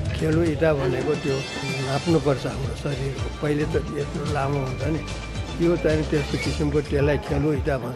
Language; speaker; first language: Nepali; non-native, local second language; Newari